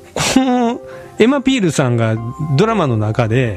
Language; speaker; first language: Japanese; native; Japanese